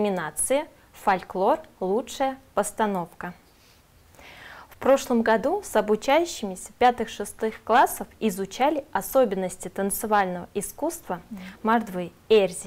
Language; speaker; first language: Russian; non-native, local second language; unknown